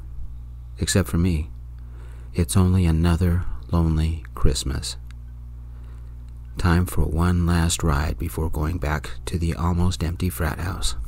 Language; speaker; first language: English; native; English